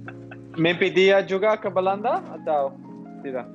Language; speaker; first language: Indonesian; non-native, learner; Dutch